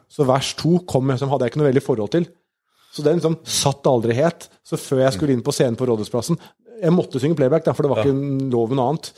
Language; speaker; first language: Norwegian; native; Norwegian